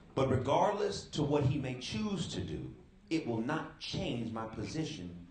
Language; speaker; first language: English; native; English